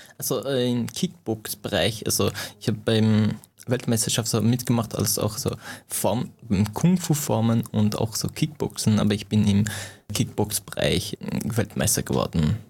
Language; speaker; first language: German; non-native, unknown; Persian